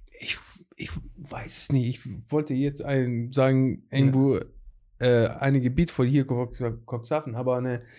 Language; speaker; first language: German; non-native, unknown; Persian